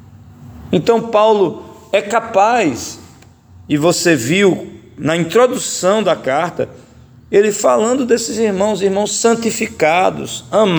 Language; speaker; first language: Portuguese; native; Portuguese